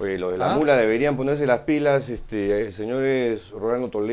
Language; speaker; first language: Spanish; native; Spanish